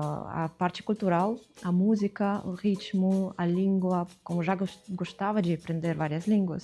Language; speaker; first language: Portuguese; non-native, fluent; Russian